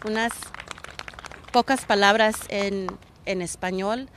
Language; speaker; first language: Spanish; early bilingual, heritage; Spanish